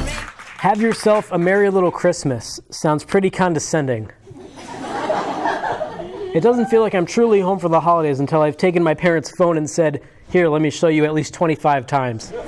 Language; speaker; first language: English; native; English